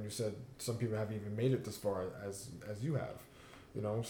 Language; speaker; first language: English; native; English